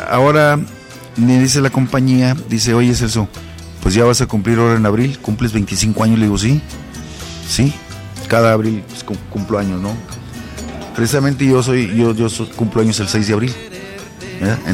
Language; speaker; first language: Spanish; native; Spanish